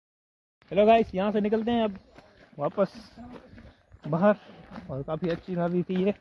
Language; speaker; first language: Hindi; non-native, local second language; Gujarati